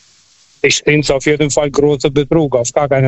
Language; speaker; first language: German; non-native, fluent; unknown